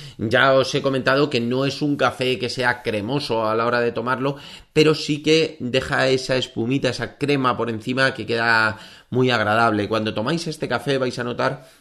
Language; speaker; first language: Spanish; native; Spanish